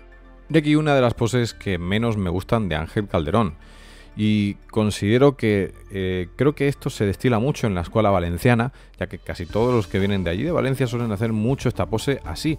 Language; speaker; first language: Spanish; native; Spanish